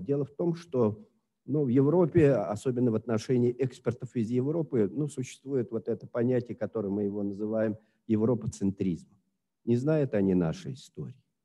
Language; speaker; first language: Russian; native; Russian